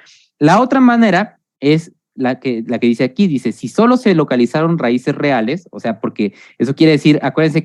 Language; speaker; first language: Spanish; native; Spanish